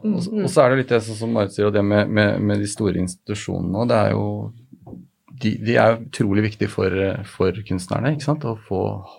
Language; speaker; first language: Norwegian; native; Norwegian